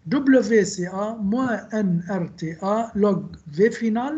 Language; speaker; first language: French; non-native, local second language; Arabic